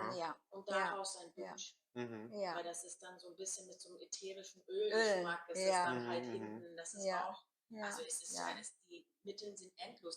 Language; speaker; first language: German; native; German